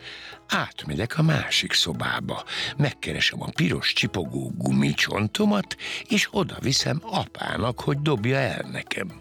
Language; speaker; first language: Hungarian; native; Hungarian